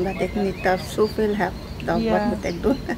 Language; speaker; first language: Dutch; non-native, local second language; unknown